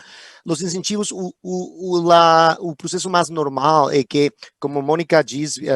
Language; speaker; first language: Portuguese; non-native, fluent; Spanish